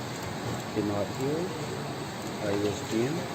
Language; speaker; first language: Greek; non-native, learner; Urdu